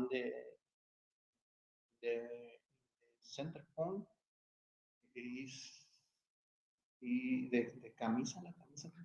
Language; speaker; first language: English; non-native, learner; Spanish